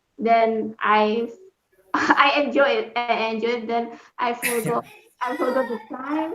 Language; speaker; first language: English; non-native, learner; Indonesian